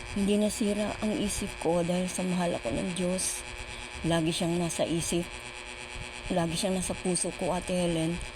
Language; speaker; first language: Filipino; non-native, local second language; Cebuano